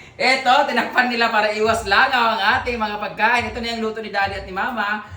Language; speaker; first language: Filipino; non-native, local second language; Cebuano